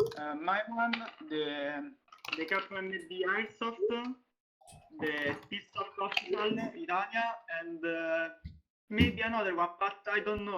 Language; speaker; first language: English; non-native, learner; Italian